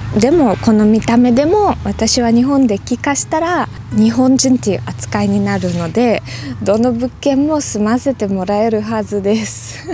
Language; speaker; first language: Japanese; non-native, fluent; Russian